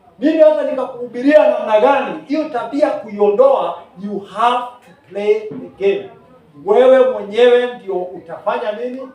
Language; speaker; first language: Swahili; non-native, local second language; Kikuyu